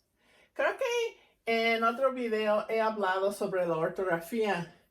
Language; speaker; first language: Spanish; non-native, fluent; English